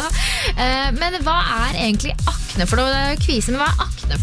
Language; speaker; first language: Norwegian; native; Norwegian